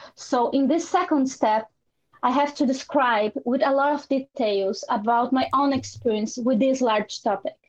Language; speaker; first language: English; non-native, fluent; Portuguese